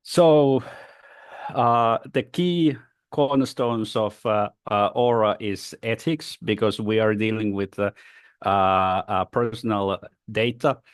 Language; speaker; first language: English; non-native, learner; Finnish